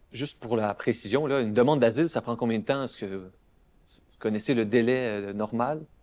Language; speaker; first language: French; native; French